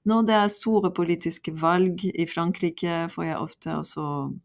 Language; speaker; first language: Norwegian; non-native, fluent; French